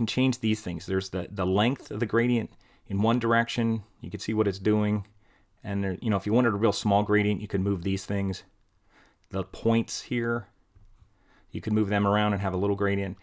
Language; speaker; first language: English; native; English